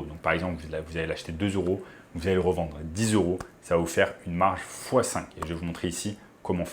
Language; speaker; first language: French; native; French